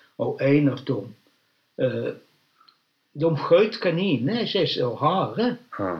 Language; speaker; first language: Swedish; non-native, learner; Dutch